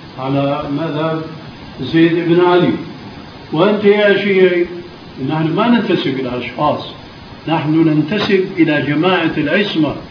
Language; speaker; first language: Arabic; early bilingual, other home language; Albanian